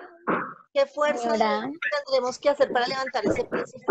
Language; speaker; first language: Spanish; native; Spanish